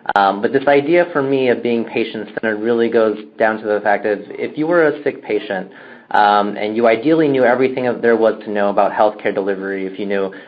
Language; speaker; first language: English; native; English